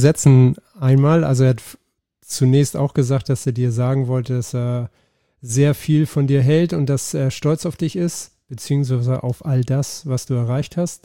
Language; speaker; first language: German; native; German